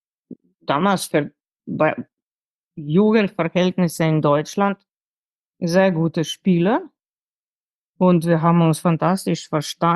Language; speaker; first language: German; non-native, fluent; Slovenian